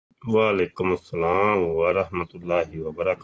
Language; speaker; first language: Hindi; non-native, local second language; Punjabi